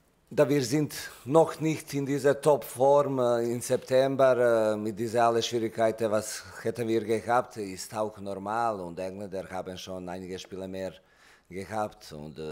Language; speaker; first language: German; non-native, learner; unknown